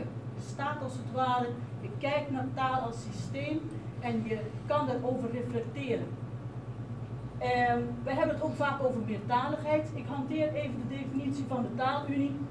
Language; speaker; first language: Dutch; non-native, local second language; Papiamento